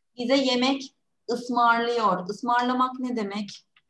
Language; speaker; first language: Turkish; native; Turkish